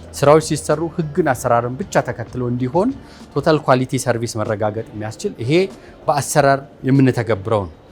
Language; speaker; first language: Amharic; native; Amharic